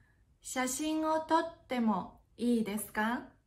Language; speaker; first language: Japanese; non-native, fluent; Chinese